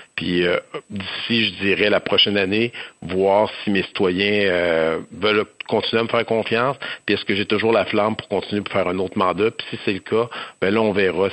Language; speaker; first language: French; native; French